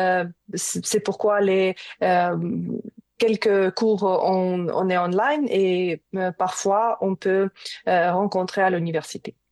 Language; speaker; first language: French; non-native, learner; Ukrainian